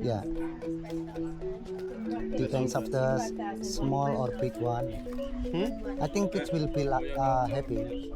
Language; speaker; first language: English; non-native, learner; Indonesian